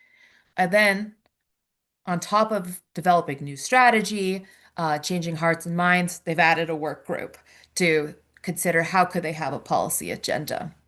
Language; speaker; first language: English; native; English